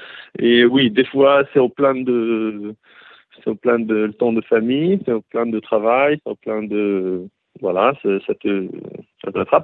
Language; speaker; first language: French; early bilingual, heritage; Hebrew